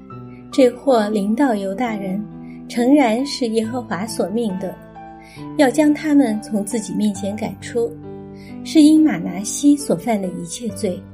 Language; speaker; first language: Chinese; native; Chinese